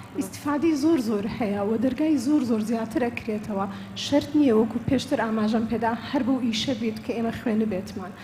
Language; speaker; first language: Central Kurdish; early bilingual, heritage; Central Kurdish